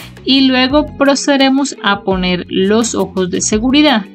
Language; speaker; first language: Spanish; native; Spanish